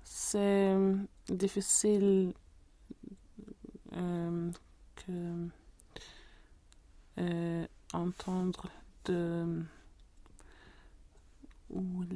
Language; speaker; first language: French; non-native, learner; Swedish